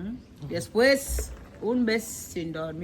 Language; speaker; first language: Spanish; non-native, learner; Filipino